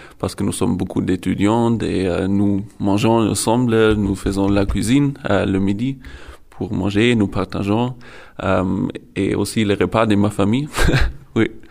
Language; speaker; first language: French; non-native, learner; German